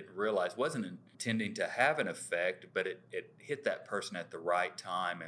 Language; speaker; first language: English; native; English